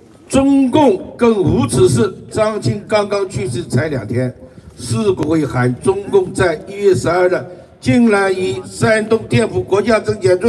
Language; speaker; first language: Chinese; native; Chinese